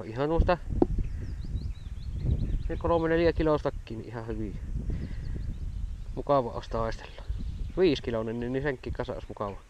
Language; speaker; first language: Finnish; native; Finnish